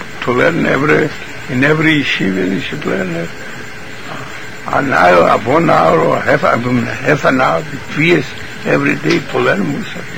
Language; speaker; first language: English; non-native, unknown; Yiddish